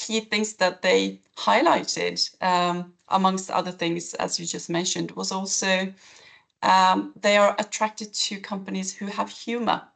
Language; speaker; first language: English; non-native, fluent; Norwegian